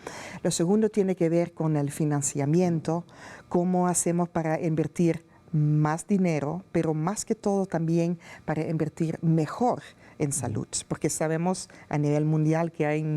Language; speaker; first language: Spanish; non-native, fluent; Dutch